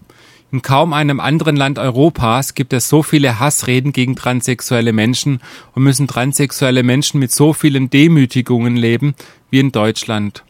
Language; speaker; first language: German; native; German